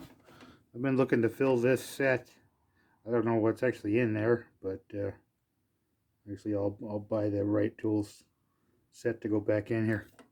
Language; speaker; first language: English; native; English